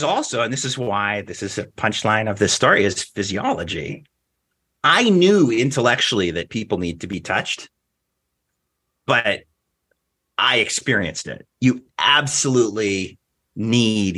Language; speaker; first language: English; native; English